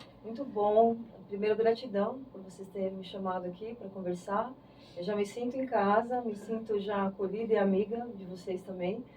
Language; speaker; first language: Portuguese; native; Portuguese